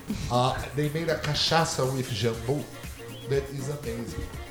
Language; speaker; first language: English; non-native, learner; Portuguese